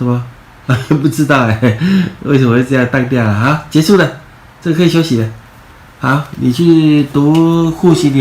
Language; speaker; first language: Chinese; native; Chinese